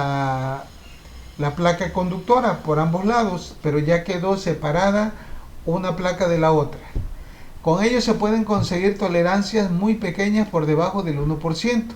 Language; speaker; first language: Spanish; native; Spanish